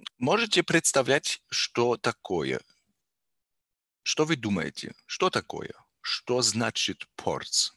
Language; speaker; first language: Russian; non-native, learner; German